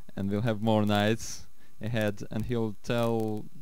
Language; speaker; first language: English; non-native, fluent; Russian